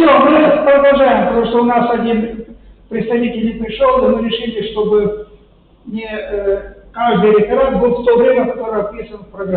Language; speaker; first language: Russian; non-native, local second language; Romanian